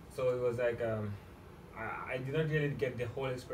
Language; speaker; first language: English; non-native, fluent; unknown